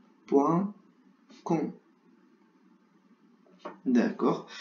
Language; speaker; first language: French; non-native, fluent; Spanish